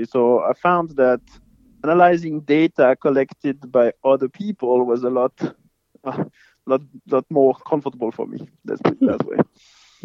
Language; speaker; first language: English; non-native, fluent; French